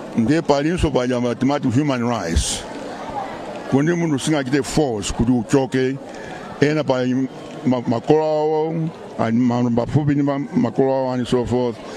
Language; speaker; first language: Nyanja; non-native, local second language; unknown